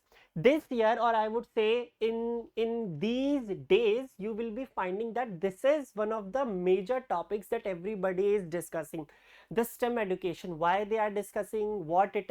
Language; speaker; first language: English; non-native, local second language; Hindi